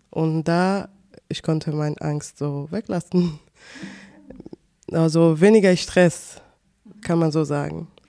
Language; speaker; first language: German; non-native, learner; Persian